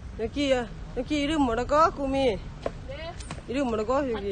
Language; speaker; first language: Korean; non-native, learner; Thai